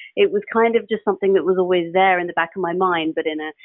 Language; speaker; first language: English; native; English